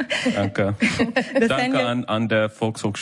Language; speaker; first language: German; non-native, learner; English